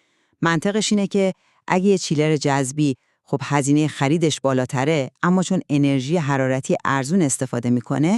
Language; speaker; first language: Persian; native; Persian